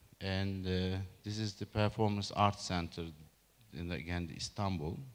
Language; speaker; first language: English; non-native, learner; Turkish